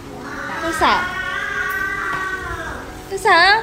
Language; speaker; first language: Chinese; non-native, fluent; Vietnamese